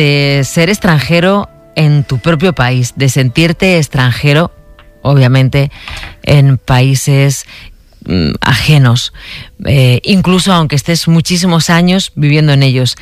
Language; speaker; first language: Spanish; native; Spanish